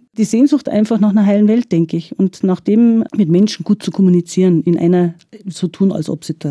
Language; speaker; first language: German; native; German